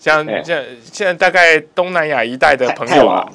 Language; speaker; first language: Chinese; native; Chinese